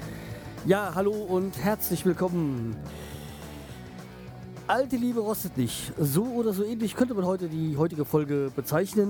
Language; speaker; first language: German; native; German